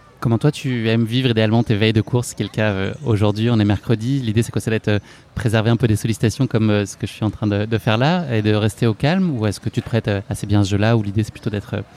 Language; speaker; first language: French; native; French